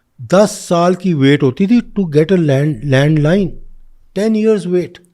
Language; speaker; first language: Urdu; non-native, local second language; Punjabi